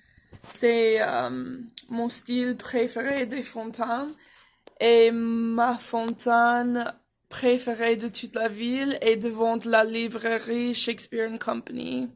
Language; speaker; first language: French; non-native, fluent; English